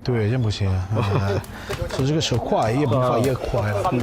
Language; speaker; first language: Chinese; non-native, learner; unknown